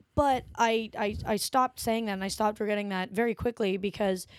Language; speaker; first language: English; native; English